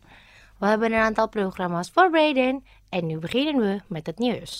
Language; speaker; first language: Dutch; non-native, local second language; Indonesian